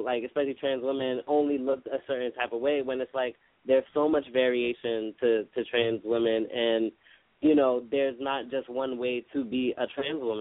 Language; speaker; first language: English; native; English